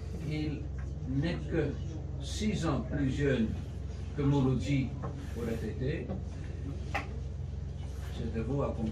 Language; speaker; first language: French; non-native, learner; Dutch